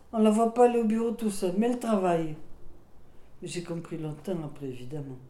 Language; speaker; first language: French; non-native, local second language; Swiss German